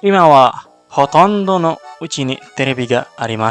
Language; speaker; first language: Japanese; non-native, learner; Indonesian